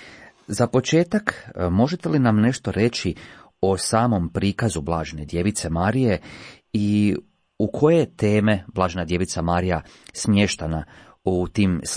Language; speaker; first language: Croatian; native; Croatian